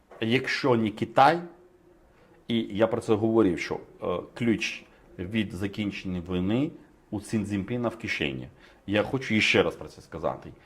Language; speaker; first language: Ukrainian; non-native, fluent; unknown